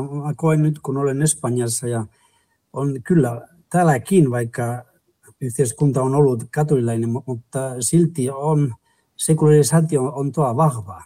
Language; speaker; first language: Finnish; non-native, fluent; Spanish